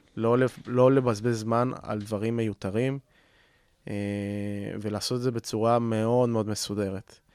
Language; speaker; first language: Hebrew; non-native, fluent; Spanish